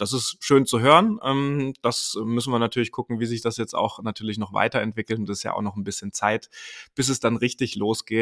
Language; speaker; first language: German; native; German